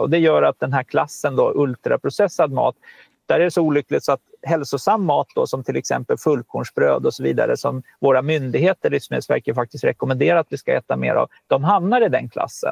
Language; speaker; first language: Swedish; native; Swedish